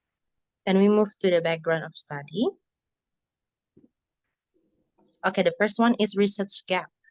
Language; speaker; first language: English; non-native, learner; Indonesian